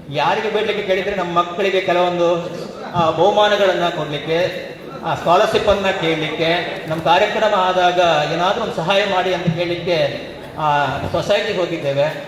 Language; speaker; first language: Kannada; native; Kannada